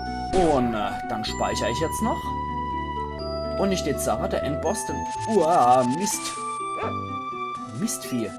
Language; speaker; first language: German; native; German